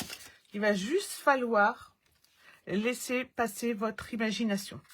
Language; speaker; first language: French; native; French